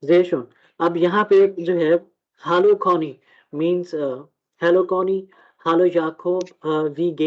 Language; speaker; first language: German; non-native, fluent; Urdu